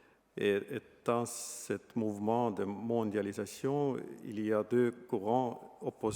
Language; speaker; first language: French; non-native, fluent; Estonian